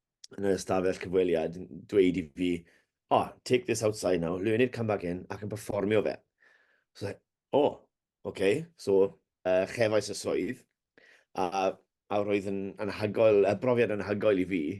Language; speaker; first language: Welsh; non-native, learner; English